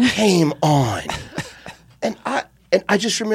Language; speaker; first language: English; native; English